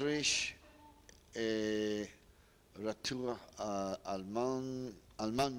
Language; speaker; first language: French; non-native, learner; English